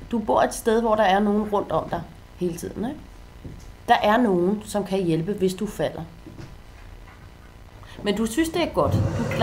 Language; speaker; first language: Danish; native; Danish